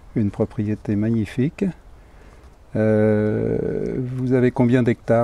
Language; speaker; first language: French; native; French